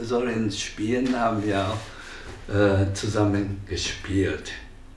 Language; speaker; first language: German; non-native, fluent; Japanese